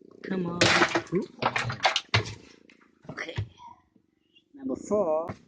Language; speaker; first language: English; non-native, learner; Vietnamese